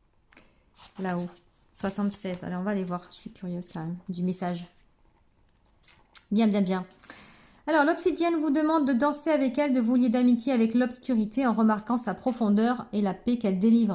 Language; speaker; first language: French; native; French